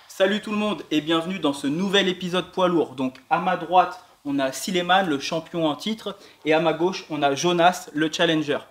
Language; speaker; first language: French; native; French